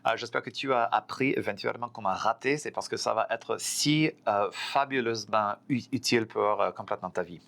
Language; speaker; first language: French; non-native, learner; English